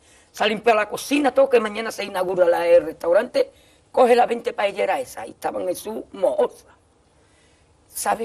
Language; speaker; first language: Spanish; native; Spanish